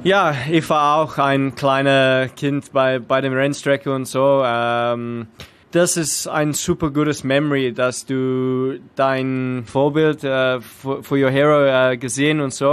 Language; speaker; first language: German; non-native, learner; English